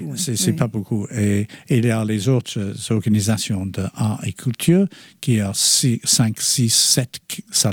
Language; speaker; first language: French; non-native, fluent; English